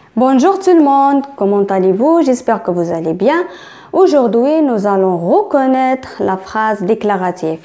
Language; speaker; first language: French; non-native, local second language; Arabic